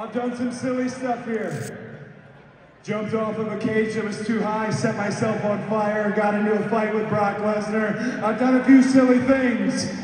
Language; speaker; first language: English; native; English